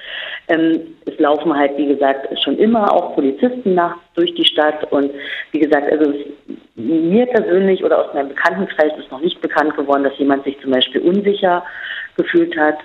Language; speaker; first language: German; native; German